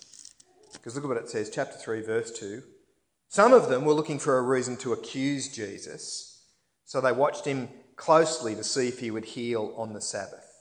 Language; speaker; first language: English; native; English